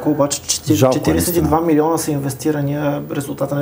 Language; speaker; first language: Bulgarian; native; Bulgarian